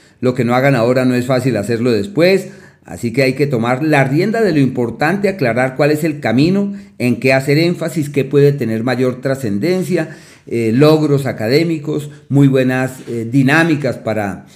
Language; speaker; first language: Spanish; native; Spanish